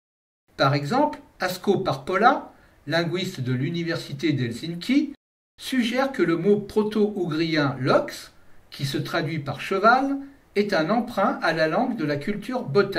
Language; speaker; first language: French; native; French